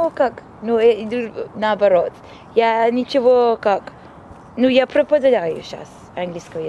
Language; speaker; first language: Russian; non-native, learner; English